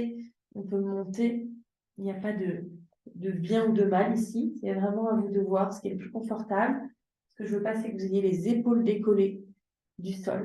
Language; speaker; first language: French; native; French